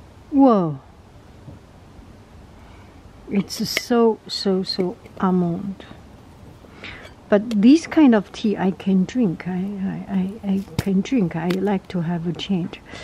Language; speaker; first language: English; non-native, fluent; Chinese